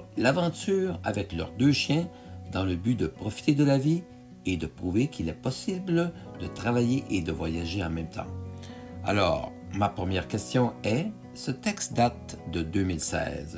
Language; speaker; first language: French; native; French